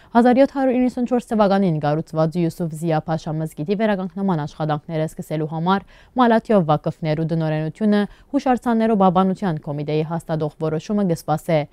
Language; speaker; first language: Armenian; early bilingual, heritage; Armenian